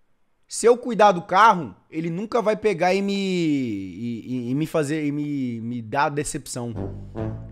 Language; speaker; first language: Portuguese; native; Portuguese